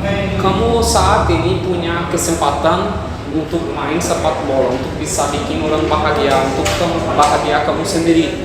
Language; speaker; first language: Indonesian; non-native, fluent; Portuguese